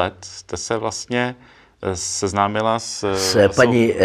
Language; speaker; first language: Czech; native; Czech